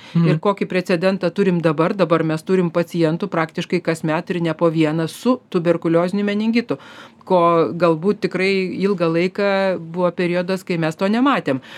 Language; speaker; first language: Lithuanian; native; Lithuanian